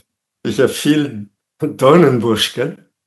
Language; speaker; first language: German; non-native, fluent; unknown